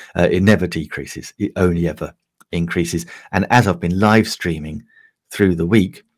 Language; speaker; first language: English; native; English